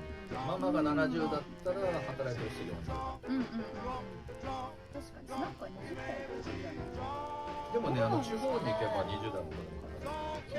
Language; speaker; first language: Japanese; native; Japanese